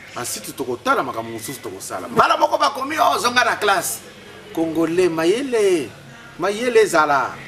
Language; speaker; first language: Lingala; non-native, local second language; Swahili